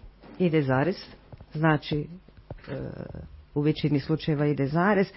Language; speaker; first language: Croatian; native; Croatian